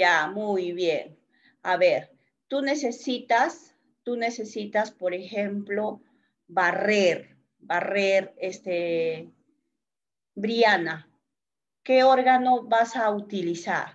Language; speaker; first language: Spanish; native; Spanish